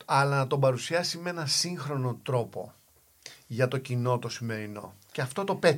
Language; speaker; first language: Greek; native; Greek